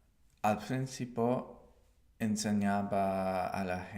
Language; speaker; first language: Spanish; non-native, learner; English